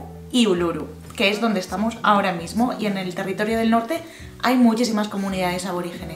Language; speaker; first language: Spanish; native; Spanish